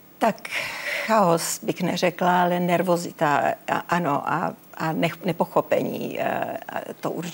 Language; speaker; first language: Czech; early bilingual, heritage; Czech